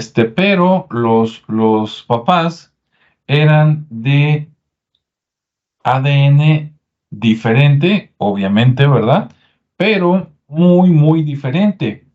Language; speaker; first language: Spanish; native; Spanish